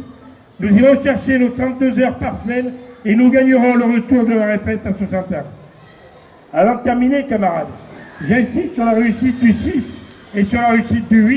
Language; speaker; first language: French; native; French